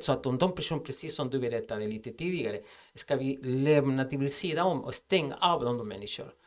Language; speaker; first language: Swedish; non-native, fluent; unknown